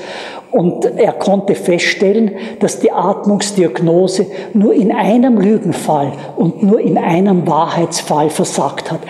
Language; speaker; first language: German; native; German